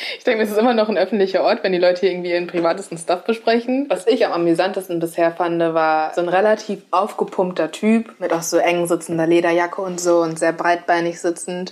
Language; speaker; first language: German; native; German